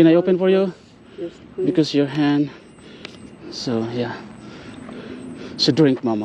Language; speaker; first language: English; non-native, learner; Filipino